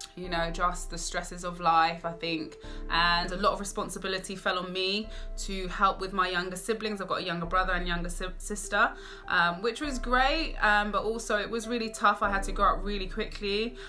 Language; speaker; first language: English; native; English